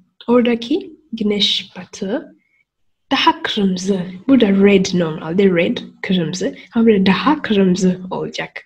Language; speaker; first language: Turkish; non-native, learner; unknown